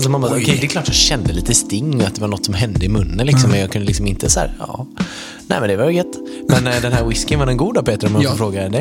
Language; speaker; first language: Swedish; native; Swedish